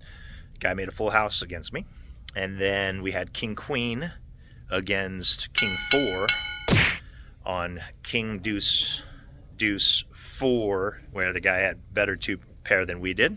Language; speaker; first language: English; native; English